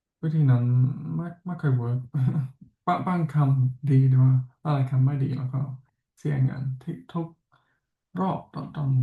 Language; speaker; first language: Thai; non-native, fluent; English